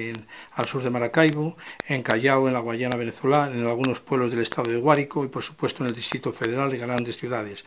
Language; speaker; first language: Spanish; native; Spanish